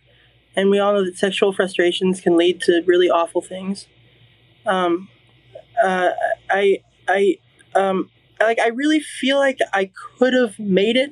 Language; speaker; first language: English; native; English